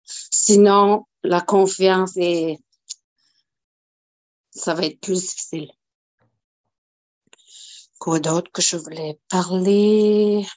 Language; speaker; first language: French; non-native, local second language; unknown